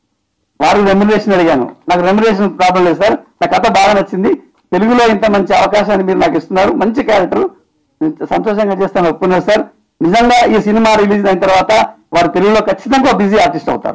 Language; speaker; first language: Telugu; native; Telugu